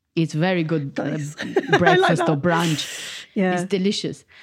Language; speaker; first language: English; non-native, fluent; Romanian